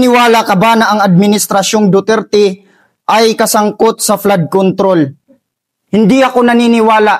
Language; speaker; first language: Filipino; native; Filipino